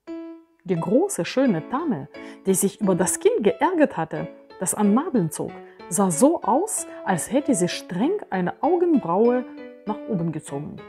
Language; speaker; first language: German; native; German